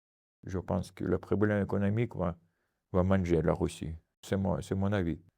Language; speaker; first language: French; non-native, fluent; Russian